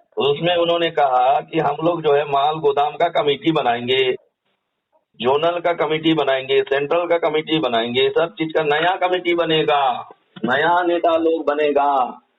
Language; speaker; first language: Hindi; native; Hindi